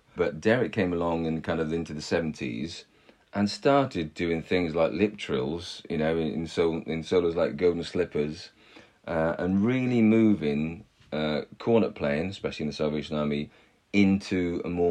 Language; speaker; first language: English; native; English